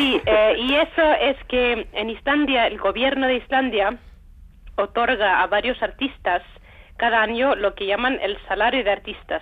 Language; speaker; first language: Spanish; non-native, fluent; Icelandic